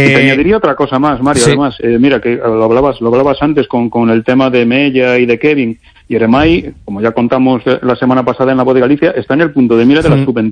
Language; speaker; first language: Spanish; native; Spanish